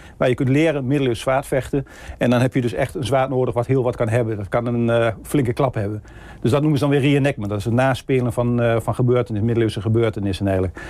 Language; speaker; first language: Dutch; native; Dutch